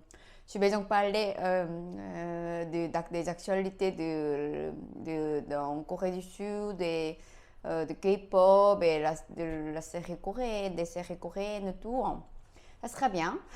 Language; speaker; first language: French; non-native, learner; Korean